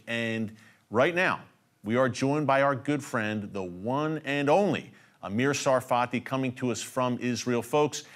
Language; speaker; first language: English; native; English